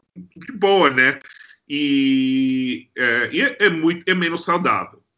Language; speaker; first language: Portuguese; non-native, fluent; English